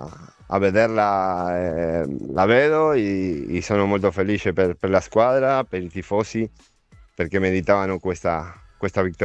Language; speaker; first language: Italian; non-native, fluent; Spanish